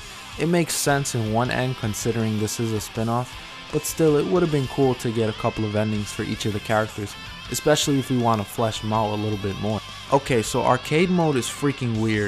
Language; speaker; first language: English; native; English